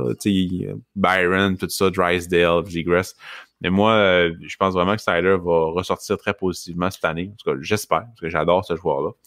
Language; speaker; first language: French; native; French